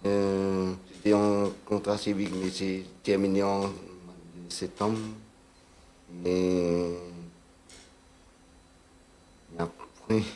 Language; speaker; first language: French; non-native, local second language; Réunion Creole French